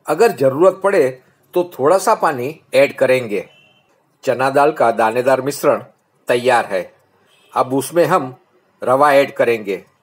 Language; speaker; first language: Hindi; non-native, local second language; Gujarati